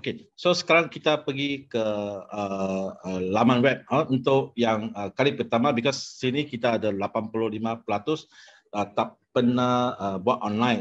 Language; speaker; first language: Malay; non-native, local second language; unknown